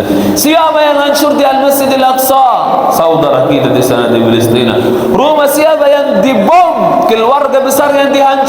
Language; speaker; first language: Indonesian; non-native, fluent; Arabic